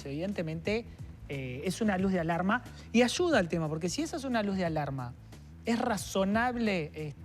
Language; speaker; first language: Spanish; native; Spanish